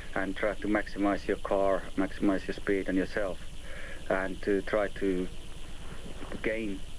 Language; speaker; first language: English; non-native, fluent; Finnish